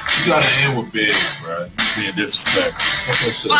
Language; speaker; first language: English; native; English